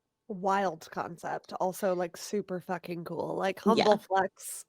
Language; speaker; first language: English; native; English